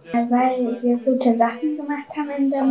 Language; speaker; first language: German; early bilingual, other home language; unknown